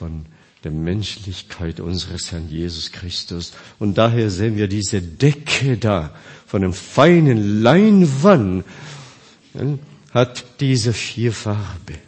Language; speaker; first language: German; non-native, fluent; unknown